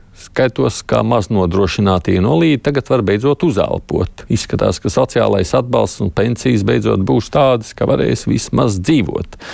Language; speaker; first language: Latvian; native; Latvian